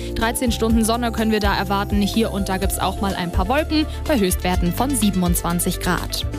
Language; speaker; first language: German; native; German